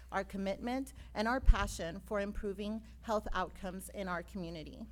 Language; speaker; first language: English; native; English